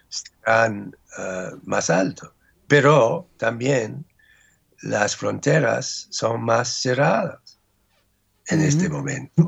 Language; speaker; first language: Spanish; non-native, fluent; English